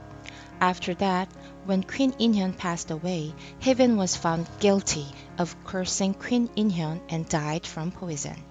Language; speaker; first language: English; non-native, fluent; Korean